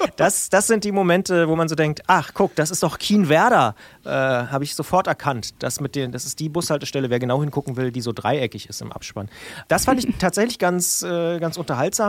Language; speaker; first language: German; native; German